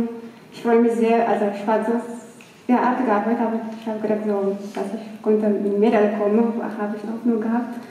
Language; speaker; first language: German; non-native, learner; Amharic